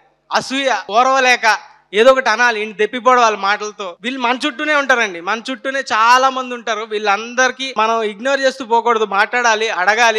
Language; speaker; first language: Telugu; native; Telugu